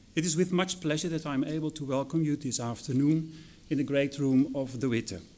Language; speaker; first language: English; non-native, fluent; Dutch